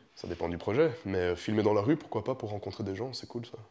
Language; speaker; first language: French; early bilingual, other home language; Romanian